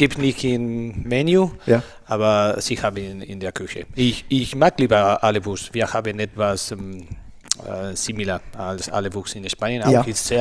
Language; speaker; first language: German; non-native, learner; Spanish